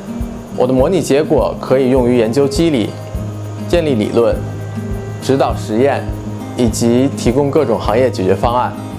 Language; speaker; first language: Chinese; native; Chinese